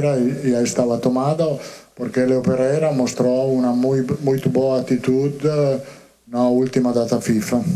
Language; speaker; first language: Portuguese; non-native, learner; Italian